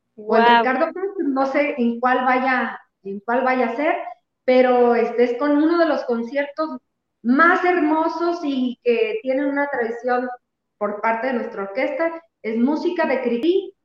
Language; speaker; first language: Spanish; native; Spanish